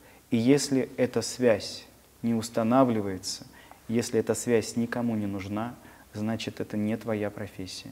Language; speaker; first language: Russian; native; Russian